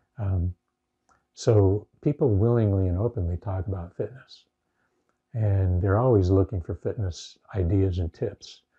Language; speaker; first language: English; native; English